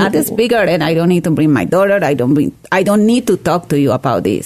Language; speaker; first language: English; non-native, learner; Spanish